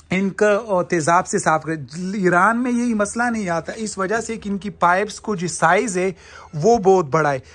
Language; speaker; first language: Urdu; non-native, local second language; Pashto